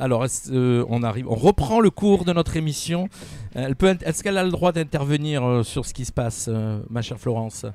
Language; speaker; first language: French; native; French